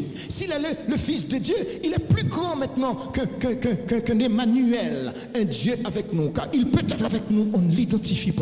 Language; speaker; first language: French; non-native, local second language; Haitian Creole